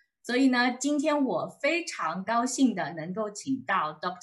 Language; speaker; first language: Chinese; native; Chinese